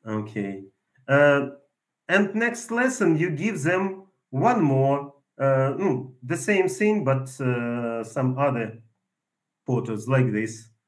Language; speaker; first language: English; non-native, fluent; Ukrainian